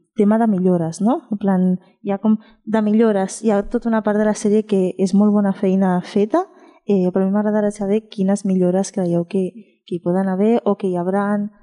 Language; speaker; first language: Catalan; non-native, fluent; Spanish